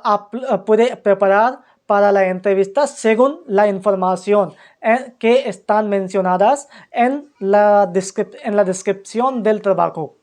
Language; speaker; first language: Spanish; non-native, fluent; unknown